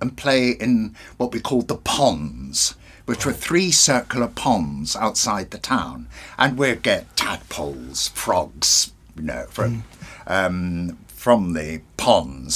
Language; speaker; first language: English; native; English